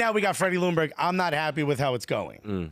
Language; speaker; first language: English; native; English